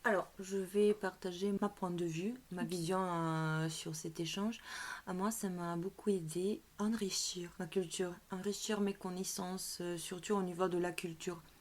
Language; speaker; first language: French; non-native, fluent; Bulgarian